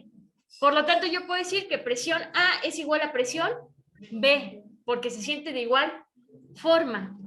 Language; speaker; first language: Spanish; native; Spanish